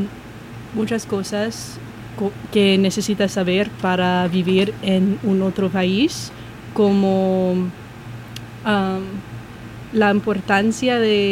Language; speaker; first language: Spanish; non-native, learner; English